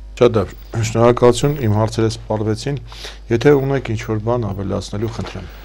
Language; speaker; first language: Armenian; native; Armenian